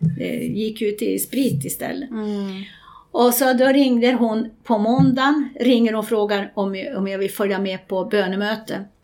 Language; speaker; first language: Swedish; native; Swedish